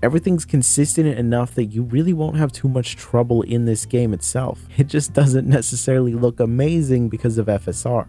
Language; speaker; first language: English; native; English